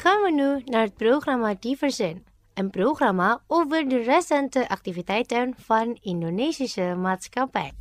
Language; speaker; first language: Dutch; non-native, fluent; Indonesian